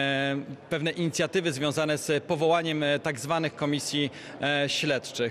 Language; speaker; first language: Polish; native; Polish